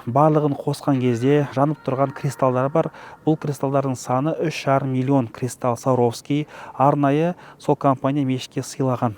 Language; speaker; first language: Kazakh; native; Kazakh